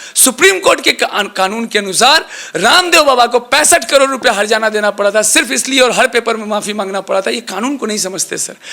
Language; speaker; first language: Hindi; native; Hindi